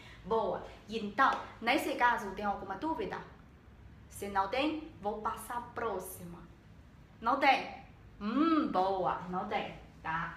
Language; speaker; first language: Portuguese; non-native, learner; Chinese